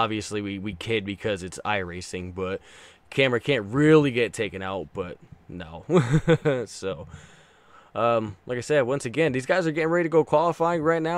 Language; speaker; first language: English; native; English